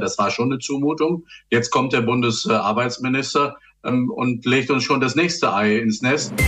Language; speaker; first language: German; native; German